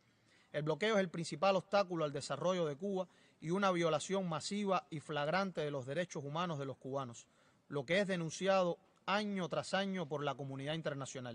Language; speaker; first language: Spanish; native; Spanish